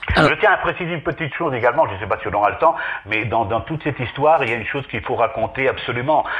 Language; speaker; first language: French; native; French